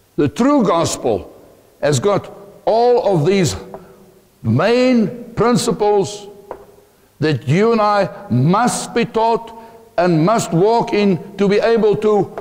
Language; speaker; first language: English; non-native, local second language; Afrikaans